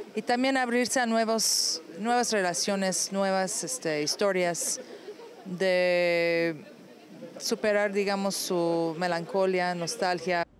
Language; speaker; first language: Spanish; non-native, fluent; Persian